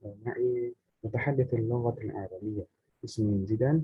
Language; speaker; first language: Arabic; non-native, learner; Indonesian